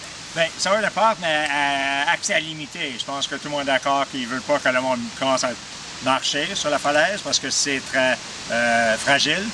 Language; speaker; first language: French; non-native, local second language; English